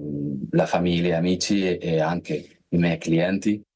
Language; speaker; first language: Italian; non-native, fluent; Spanish